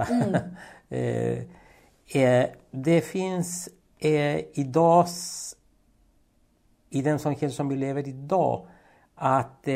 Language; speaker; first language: Swedish; non-native, fluent; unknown